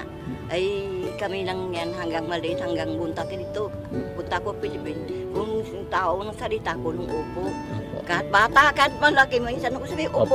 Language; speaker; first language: Filipino; non-native, learner; Vietnamese